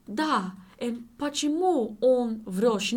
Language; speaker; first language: Russian; non-native, learner; English